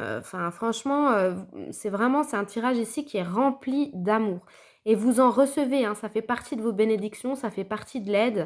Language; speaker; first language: French; native; French